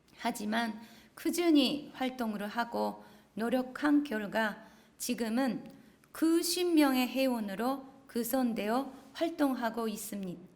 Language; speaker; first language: Korean; non-native, fluent; Japanese